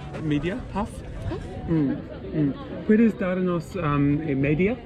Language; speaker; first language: Spanish; non-native, learner; English